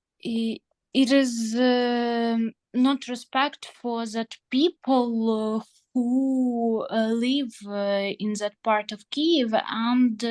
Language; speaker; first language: English; non-native, learner; Ukrainian